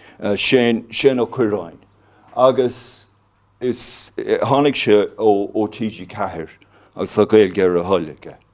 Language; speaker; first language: Irish; non-native, local second language; English